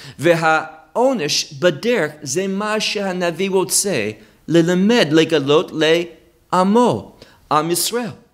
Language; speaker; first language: Hebrew; non-native, fluent; English